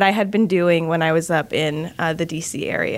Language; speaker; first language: English; native; English